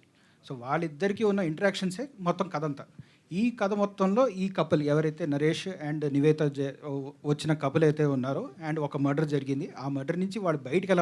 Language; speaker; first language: Telugu; native; Telugu